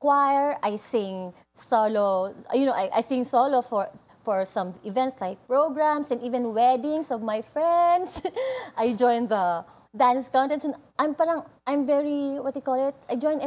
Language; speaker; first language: English; non-native, local second language; Filipino